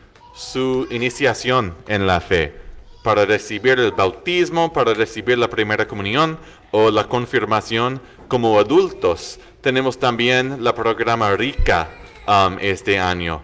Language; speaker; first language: Spanish; non-native, learner; English